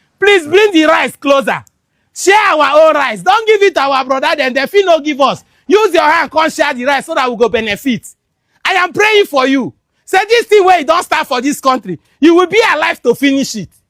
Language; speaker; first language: Nigerian Pidgin; non-native, local second language; Igbo